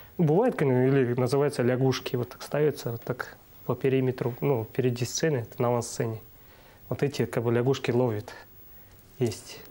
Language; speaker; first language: Russian; non-native, local second language; Buriat